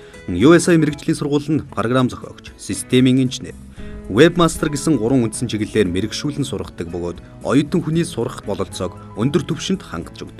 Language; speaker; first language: Mongolian; native; Mongolian